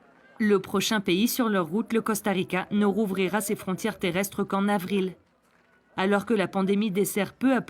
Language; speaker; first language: French; native; French